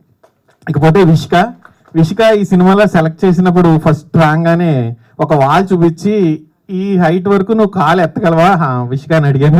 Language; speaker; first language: Telugu; native; Telugu